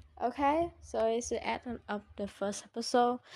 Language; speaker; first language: English; non-native, fluent; Vietnamese